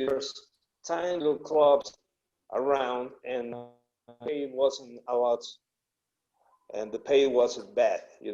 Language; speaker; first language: English; non-native, fluent; Spanish